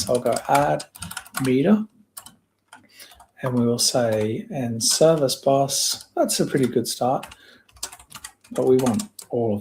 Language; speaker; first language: English; native; English